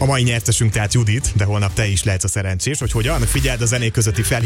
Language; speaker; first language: Hungarian; native; Hungarian